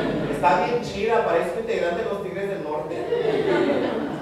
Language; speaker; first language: Spanish; early bilingual, heritage; Spanish